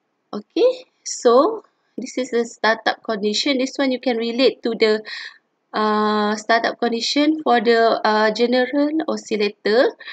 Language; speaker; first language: English; non-native, local second language; Malay